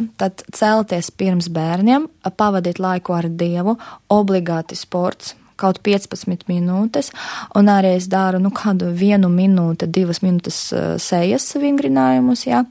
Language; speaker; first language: Latvian; non-native, local second language; Russian